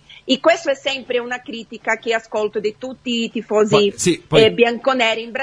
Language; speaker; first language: Italian; non-native, fluent; Portuguese